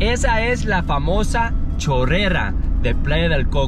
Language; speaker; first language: Spanish; non-native, fluent; English